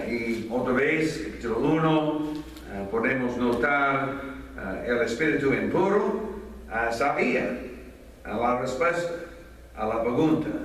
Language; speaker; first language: Spanish; non-native, fluent; English